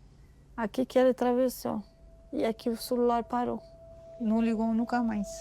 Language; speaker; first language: Portuguese; non-native, learner; Arabic